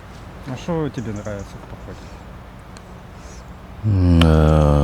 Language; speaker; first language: Russian; native; Russian